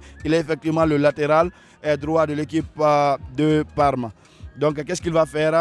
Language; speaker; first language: French; non-native, local second language; Fula